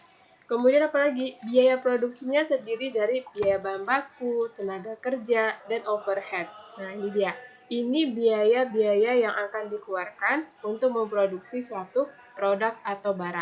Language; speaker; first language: Indonesian; native; Indonesian